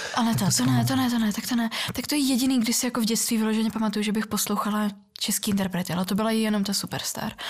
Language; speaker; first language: Czech; early bilingual, other home language; Russian